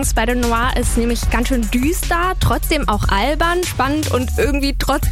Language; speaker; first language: German; native; German